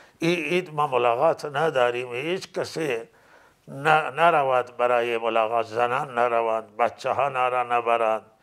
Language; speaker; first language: Persian; non-native, local second language; Baluchi